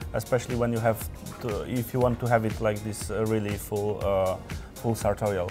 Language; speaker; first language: English; non-native, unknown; Polish